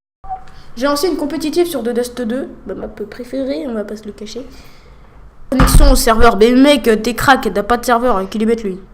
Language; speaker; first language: French; native; French